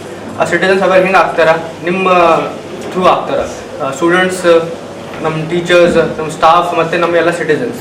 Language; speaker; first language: Kannada; non-native, fluent; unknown